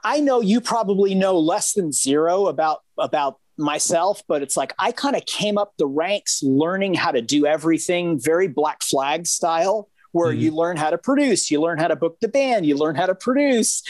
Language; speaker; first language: English; native; English